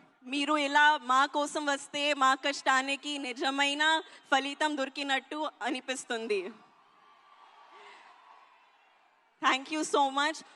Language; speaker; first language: Telugu; non-native, local second language; Hindi